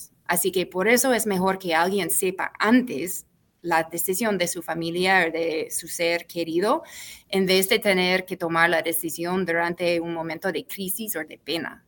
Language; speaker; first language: Spanish; non-native, fluent; English